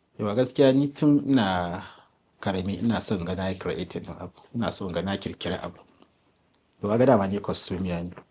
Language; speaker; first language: Hausa; native; Hausa